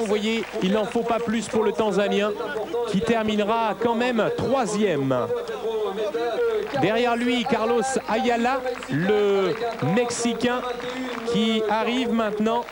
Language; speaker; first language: French; native; French